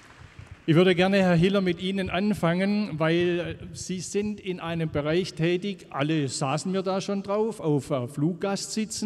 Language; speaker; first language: German; native; German